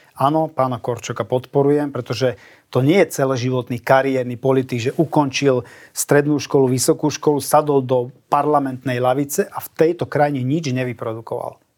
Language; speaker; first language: Slovak; non-native, local second language; Hungarian